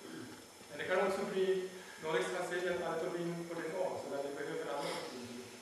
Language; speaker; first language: Swedish; non-native, learner; German